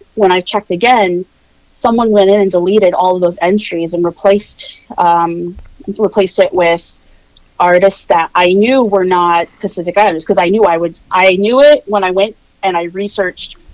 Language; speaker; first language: English; native; English